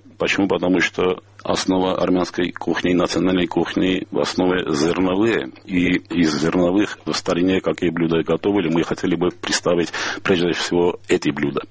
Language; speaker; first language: Russian; non-native, local second language; Armenian